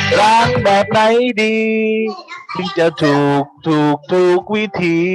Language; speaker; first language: Thai; native; Thai